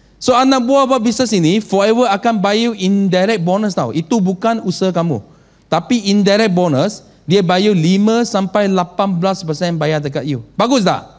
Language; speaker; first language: Malay; non-native, local second language; Chinese